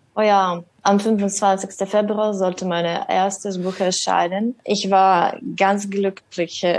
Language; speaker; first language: German; non-native, learner; Ukrainian